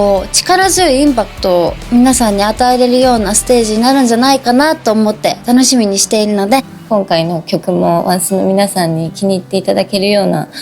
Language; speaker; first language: Japanese; native; Japanese